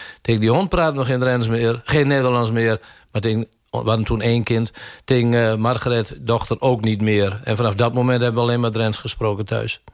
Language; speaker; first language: Dutch; native; Dutch